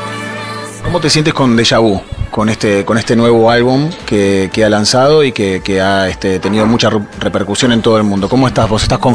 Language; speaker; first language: Spanish; native; Spanish